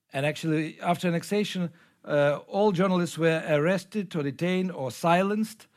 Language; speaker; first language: English; non-native, fluent; Ukrainian